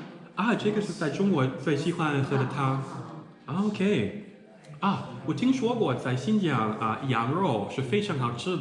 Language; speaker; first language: Chinese; non-native, learner; English